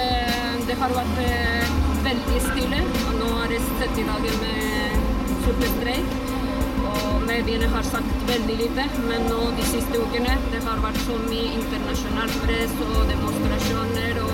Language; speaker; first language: Norwegian; non-native, fluent; Spanish